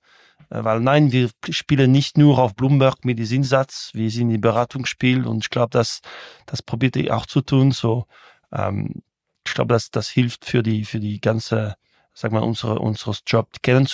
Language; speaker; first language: German; non-native, local second language; French